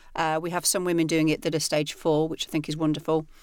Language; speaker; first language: English; native; English